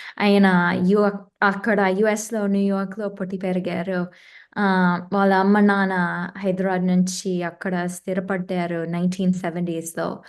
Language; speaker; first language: Telugu; non-native, fluent; English